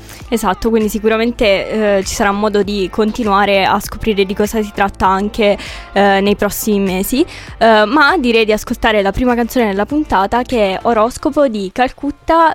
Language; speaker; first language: Italian; native; Italian